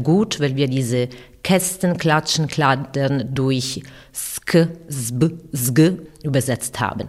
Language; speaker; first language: German; non-native, fluent; Italian